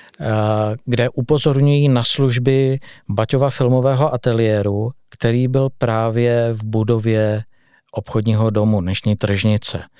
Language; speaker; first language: Czech; native; Czech